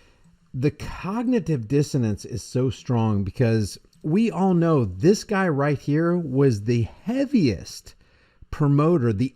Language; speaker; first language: English; native; English